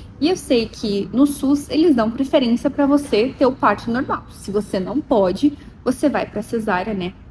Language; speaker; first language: Portuguese; native; Portuguese